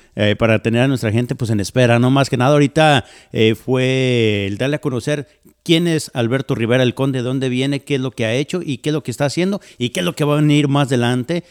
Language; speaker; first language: Spanish; native; Spanish